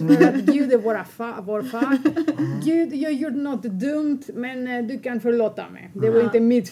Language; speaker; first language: Swedish; non-native, fluent; Greek